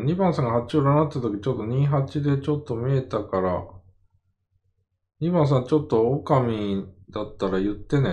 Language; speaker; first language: Japanese; native; Japanese